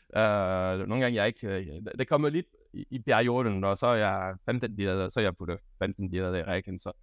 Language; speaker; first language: Danish; non-native, fluent; French